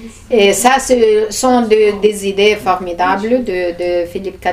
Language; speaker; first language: French; non-native, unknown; Spanish